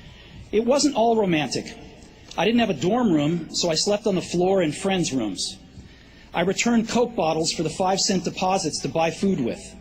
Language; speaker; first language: English; native; English